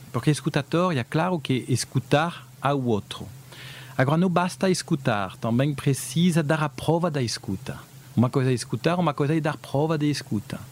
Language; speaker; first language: Portuguese; early bilingual, heritage; Portuguese